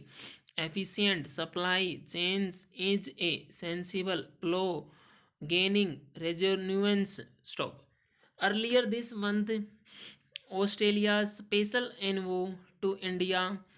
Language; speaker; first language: English; non-native, local second language; Hindi